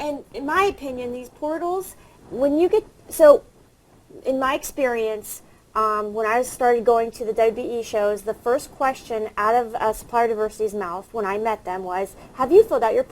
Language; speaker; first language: English; native; English